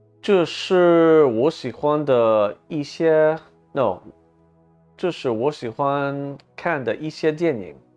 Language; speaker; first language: Chinese; non-native, learner; English